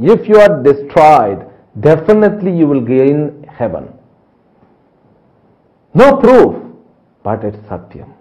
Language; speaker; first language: English; non-native, local second language; Telugu